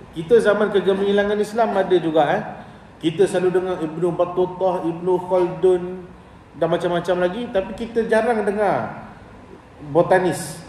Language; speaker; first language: Malay; native; Malay